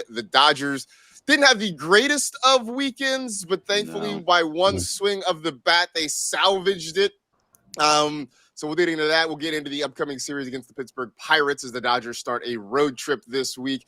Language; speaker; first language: English; native; English